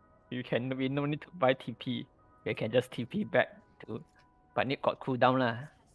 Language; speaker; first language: English; non-native, local second language; Chinese